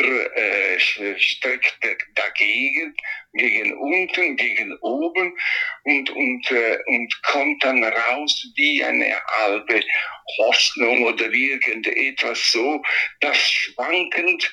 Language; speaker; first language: German; non-native, local second language; Italian